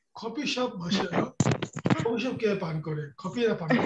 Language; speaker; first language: Korean; non-native, fluent; Bangla